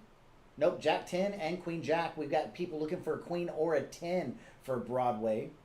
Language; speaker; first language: English; native; English